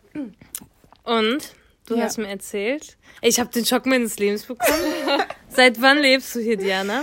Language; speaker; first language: German; early bilingual, other home language; Kurdish